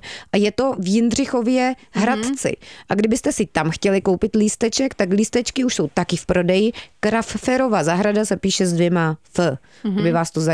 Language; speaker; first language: Czech; native; Czech